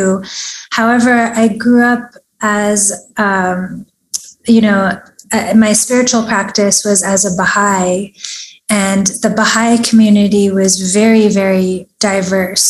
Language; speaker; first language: English; early bilingual, other home language; Persian